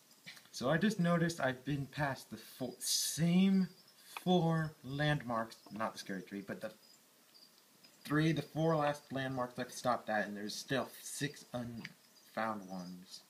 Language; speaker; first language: English; native; English